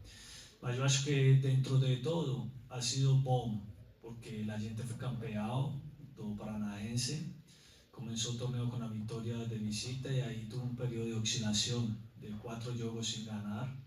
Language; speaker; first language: Portuguese; non-native, learner; Spanish